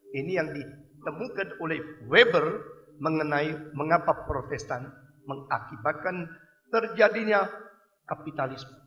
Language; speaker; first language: Indonesian; non-native, fluent; Chinese